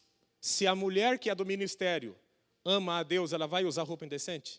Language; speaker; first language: Portuguese; native; Portuguese